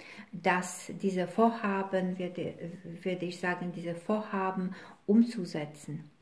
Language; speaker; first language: German; non-native, fluent; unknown